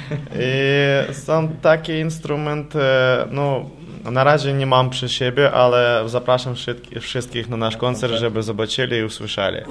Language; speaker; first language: Polish; non-native, learner; Ukrainian